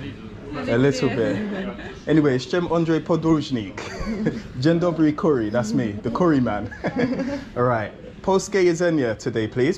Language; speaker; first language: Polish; non-native, learner; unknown